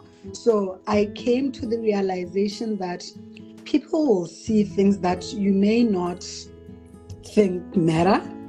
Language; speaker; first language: English; non-native, local second language; Tswana